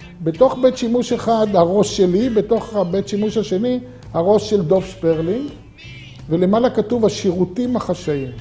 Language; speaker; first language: Hebrew; native; Hebrew